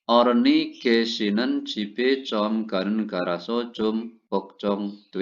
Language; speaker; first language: Korean; non-native, fluent; Indonesian